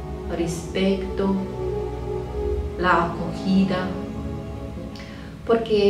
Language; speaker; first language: Spanish; non-native, learner; Polish